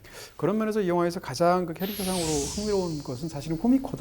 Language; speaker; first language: Korean; native; Korean